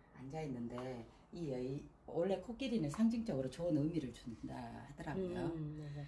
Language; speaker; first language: Korean; native; Korean